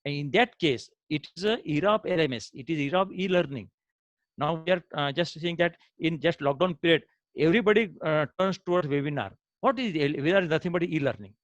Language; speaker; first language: English; non-native, local second language; Marathi